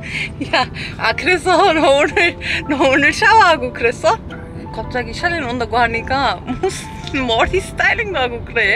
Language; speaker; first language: Korean; non-native, fluent; German